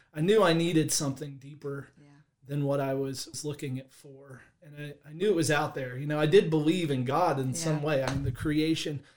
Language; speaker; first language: English; native; English